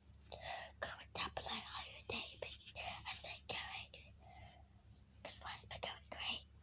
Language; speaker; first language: English; native; English